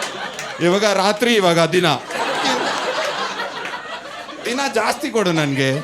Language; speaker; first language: Kannada; non-native, learner; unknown